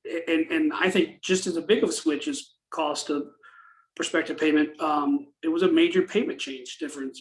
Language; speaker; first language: English; native; English